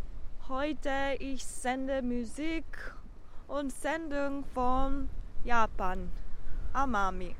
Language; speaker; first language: German; non-native, learner; Japanese